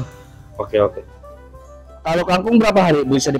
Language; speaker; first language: Indonesian; native; Indonesian